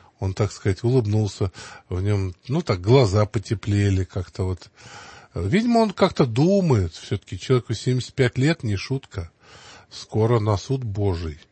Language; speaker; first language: Russian; native; Russian